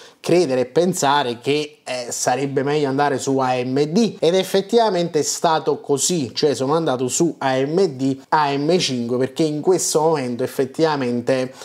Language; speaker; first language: Italian; native; Italian